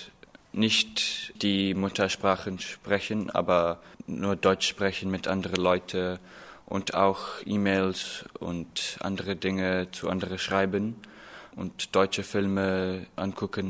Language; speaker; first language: German; non-native, fluent; English